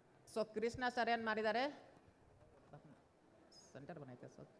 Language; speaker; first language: Kannada; non-native, learner; Bangla